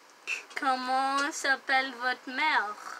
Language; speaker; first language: French; non-native, learner; English